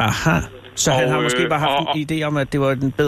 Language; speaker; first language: Danish; native; Danish